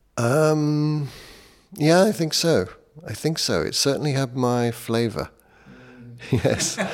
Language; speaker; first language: English; native; English